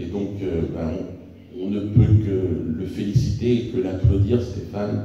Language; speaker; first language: French; native; French